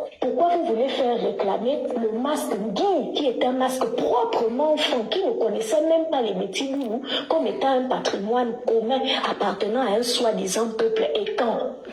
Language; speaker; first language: French; native; French